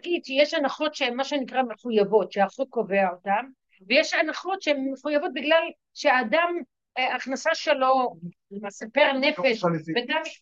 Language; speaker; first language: Hebrew; native; Hebrew